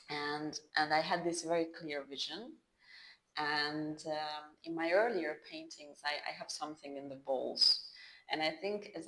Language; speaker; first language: English; non-native, fluent; Hungarian